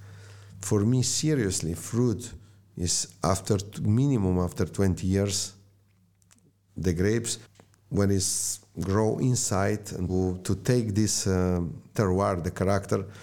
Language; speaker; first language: English; non-native, learner; Slovenian